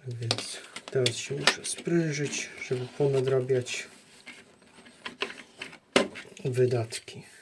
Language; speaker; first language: Polish; native; Polish